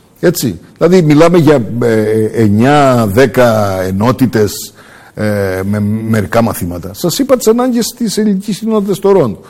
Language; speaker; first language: Greek; early bilingual, heritage; Greek